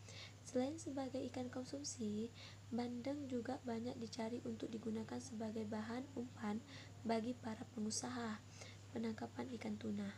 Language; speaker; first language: Indonesian; non-native, local second language; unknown